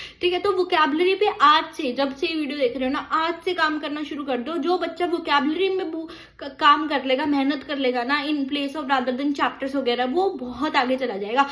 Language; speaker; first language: Hindi; native; Hindi